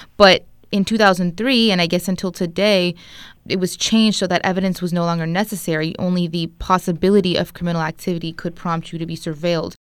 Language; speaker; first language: English; native; English